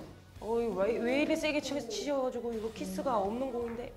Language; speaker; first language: Korean; native; Korean